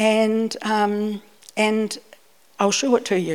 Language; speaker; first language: English; native; English